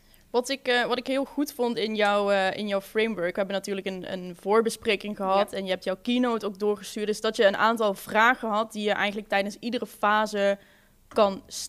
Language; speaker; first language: Dutch; native; Dutch